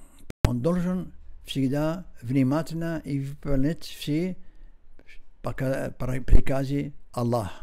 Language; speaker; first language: Russian; non-native, learner; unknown